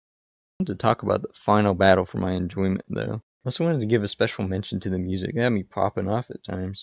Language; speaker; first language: English; native; English